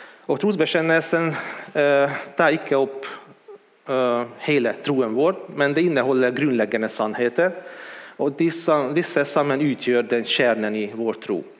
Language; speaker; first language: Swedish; non-native, fluent; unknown